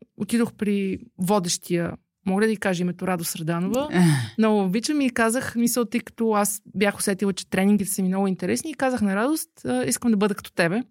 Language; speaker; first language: Bulgarian; native; Bulgarian